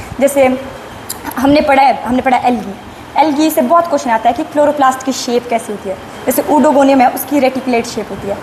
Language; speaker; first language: Hindi; native; Hindi